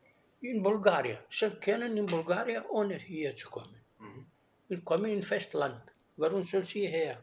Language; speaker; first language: German; non-native, learner; Greek